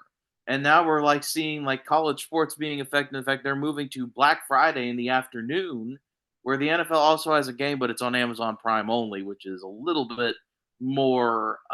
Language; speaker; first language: English; native; English